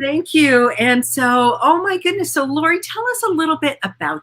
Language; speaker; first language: English; native; English